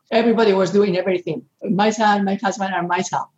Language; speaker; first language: English; non-native, fluent; Spanish